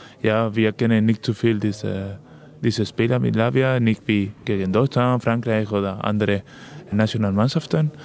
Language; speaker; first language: German; non-native, learner; Spanish